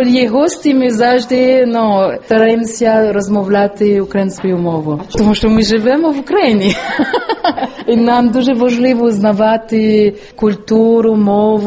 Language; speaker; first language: Ukrainian; non-native, learner; French